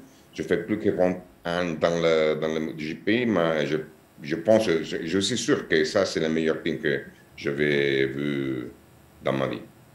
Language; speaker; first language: French; non-native, learner; Italian